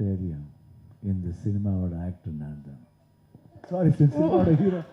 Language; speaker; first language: Tamil; non-native, local second language; Kannada